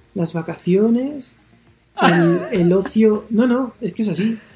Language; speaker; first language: Spanish; native; Spanish